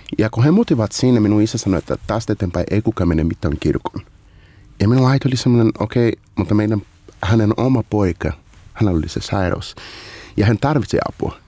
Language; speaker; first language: Finnish; non-native, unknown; Portuguese